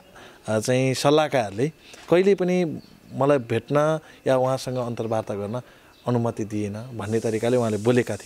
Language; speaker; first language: Nepali; native; Nepali